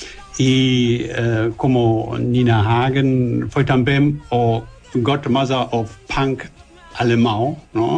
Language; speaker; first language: Portuguese; non-native, learner; German